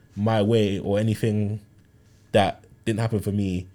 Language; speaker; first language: English; early bilingual, other home language; Yoruba